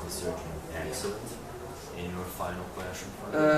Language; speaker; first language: English; non-native, fluent; Portuguese